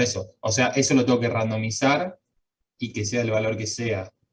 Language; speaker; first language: Spanish; native; Spanish